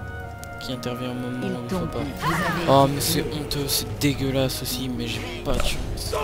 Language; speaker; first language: French; native; French